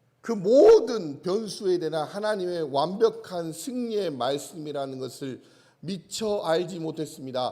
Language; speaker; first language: Korean; native; Korean